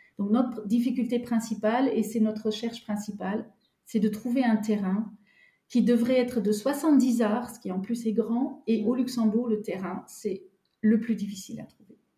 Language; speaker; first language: French; non-native, local second language; Luxembourgish